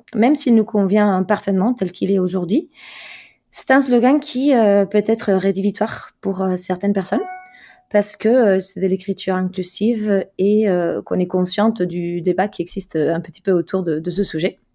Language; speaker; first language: French; non-native, fluent; Spanish